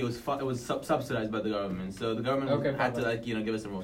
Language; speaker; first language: English; non-native, local second language; Hebrew